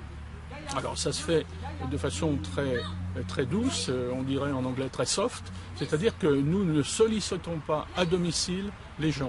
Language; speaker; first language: French; native; French